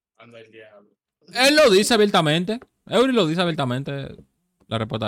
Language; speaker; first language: Spanish; native; Spanish